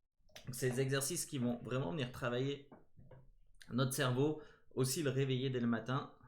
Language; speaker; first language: French; native; French